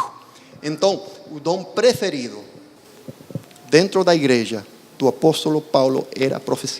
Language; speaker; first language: Portuguese; non-native, fluent; Spanish